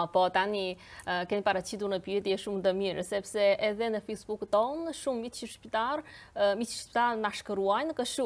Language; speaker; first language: Albanian; non-native, fluent; Chinese